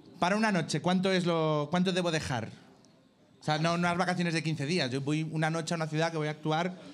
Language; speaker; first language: Spanish; native; Spanish